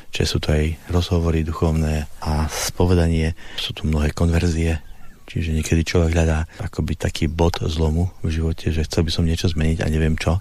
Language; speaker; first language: Slovak; native; Slovak